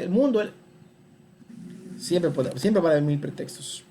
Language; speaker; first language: Spanish; native; Spanish